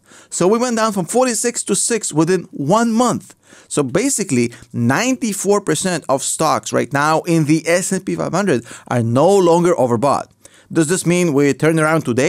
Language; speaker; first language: English; native; English